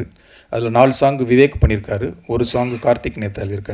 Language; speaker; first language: Tamil; native; Tamil